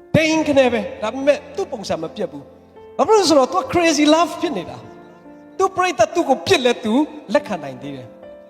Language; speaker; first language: Burmese; non-native, local second language; Tedim Chin